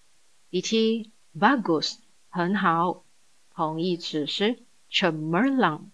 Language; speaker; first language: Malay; non-native, local second language; Chinese